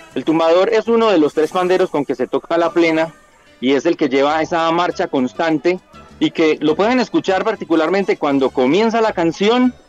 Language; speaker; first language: Spanish; native; Spanish